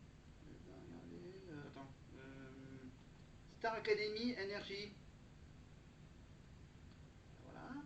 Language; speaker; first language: French; native; French